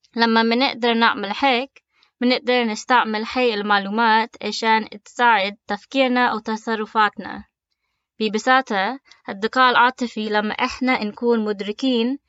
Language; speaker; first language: Arabic; early bilingual, heritage; Arabic